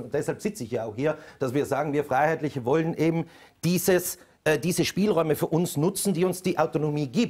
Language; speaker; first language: German; native; German